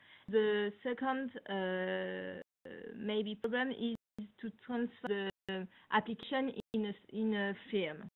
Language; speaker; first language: English; non-native, learner; French